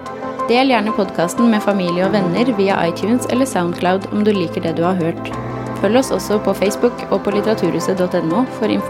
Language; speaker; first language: Norwegian; native; Norwegian